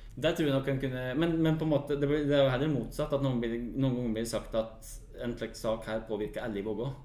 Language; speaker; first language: Norwegian; native; Norwegian